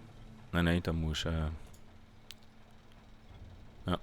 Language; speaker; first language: German; native; German